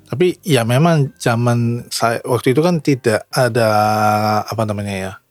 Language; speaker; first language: Indonesian; native; Indonesian